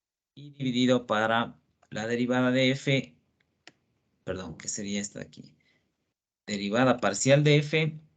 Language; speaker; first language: Spanish; native; Spanish